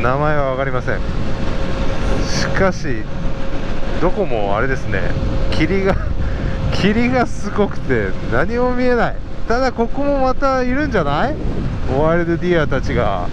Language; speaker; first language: Japanese; native; Japanese